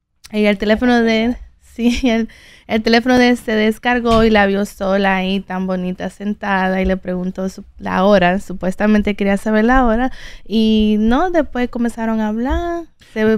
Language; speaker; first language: Spanish; native; Spanish